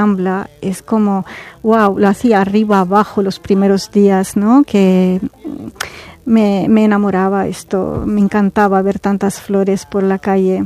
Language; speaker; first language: Spanish; non-native, fluent; Arabic